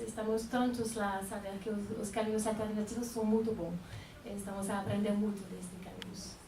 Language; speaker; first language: Portuguese; non-native, fluent; French